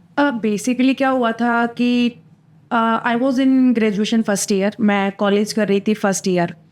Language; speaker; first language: Hindi; native; Hindi